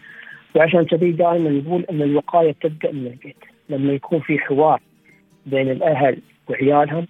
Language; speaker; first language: Arabic; native; Arabic